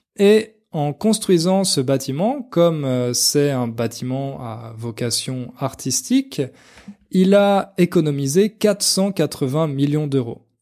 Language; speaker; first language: French; native; French